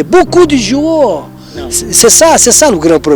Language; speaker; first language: French; non-native, fluent; Portuguese